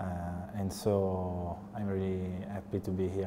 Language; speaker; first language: English; non-native, learner; Italian